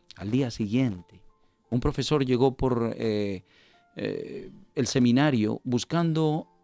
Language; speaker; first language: Spanish; native; Spanish